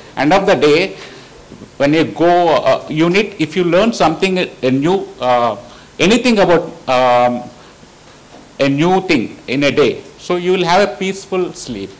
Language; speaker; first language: English; non-native, local second language; Telugu